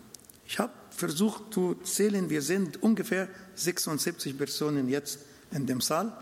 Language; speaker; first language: German; non-native, learner; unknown